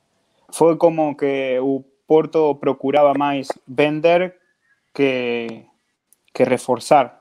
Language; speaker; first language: Portuguese; non-native, fluent; Spanish